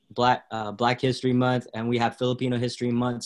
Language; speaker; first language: English; native; English